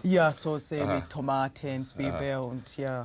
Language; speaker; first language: German; non-native, learner; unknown